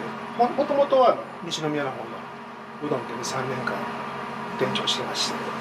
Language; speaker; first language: Japanese; native; Japanese